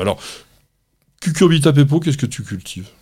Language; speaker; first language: French; native; French